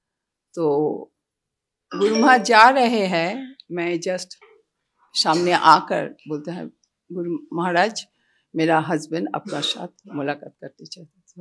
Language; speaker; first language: Hindi; non-native, local second language; Bangla